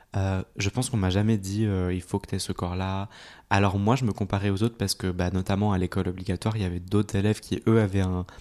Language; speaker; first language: French; native; French